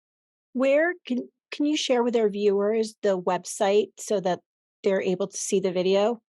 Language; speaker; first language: English; early bilingual, other home language; Spanish